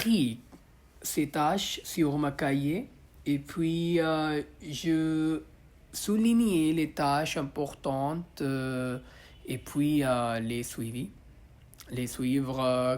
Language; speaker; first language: French; non-native, learner; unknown